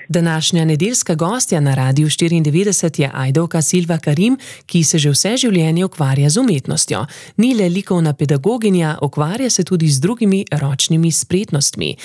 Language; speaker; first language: Slovenian; native; Slovenian